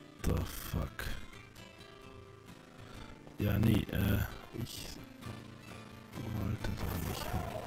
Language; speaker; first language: German; native; German